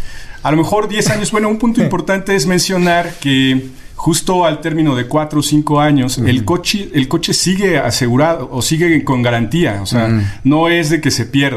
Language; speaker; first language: Spanish; native; Spanish